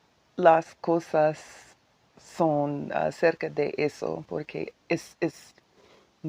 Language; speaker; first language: Spanish; non-native, learner; English